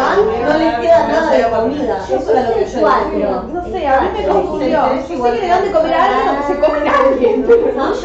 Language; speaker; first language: Spanish; native; Spanish